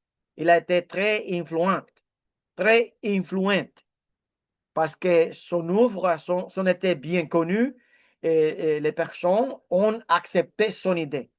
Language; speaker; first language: French; non-native, learner; Spanish